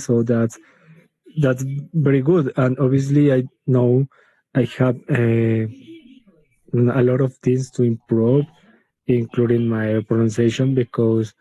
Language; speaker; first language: English; non-native, learner; Spanish